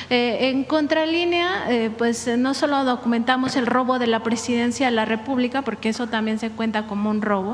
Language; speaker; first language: Spanish; native; Spanish